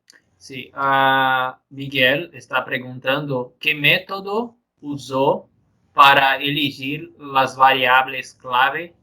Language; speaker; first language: Spanish; non-native, fluent; Portuguese